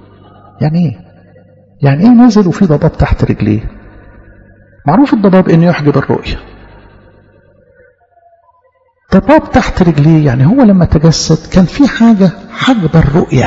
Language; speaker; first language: Arabic; native; Arabic